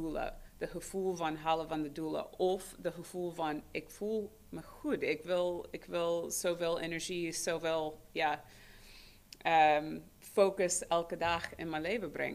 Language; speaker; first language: Dutch; non-native, fluent; English